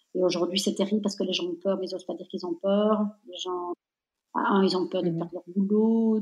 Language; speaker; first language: French; native; French